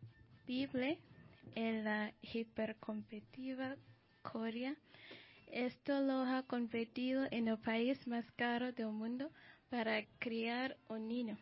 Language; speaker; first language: Spanish; non-native, learner; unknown